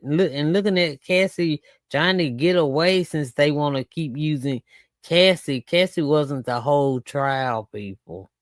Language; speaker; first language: English; native; English